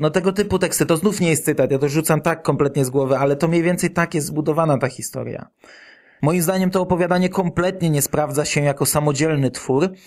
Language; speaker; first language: Polish; native; Polish